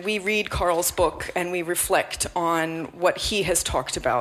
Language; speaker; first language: English; native; English